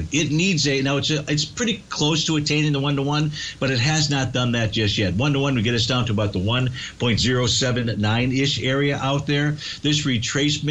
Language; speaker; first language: English; native; English